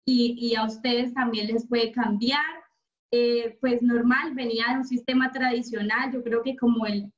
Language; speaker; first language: Spanish; native; Spanish